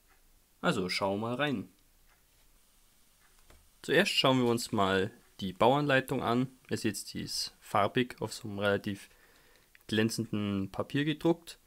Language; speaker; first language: German; native; German